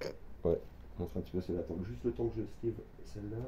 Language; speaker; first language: French; native; French